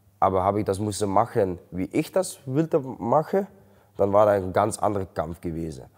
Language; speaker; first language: German; non-native, learner; Dutch